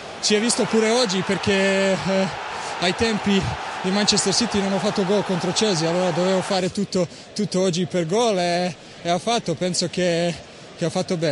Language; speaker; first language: Italian; non-native, learner; Bosnian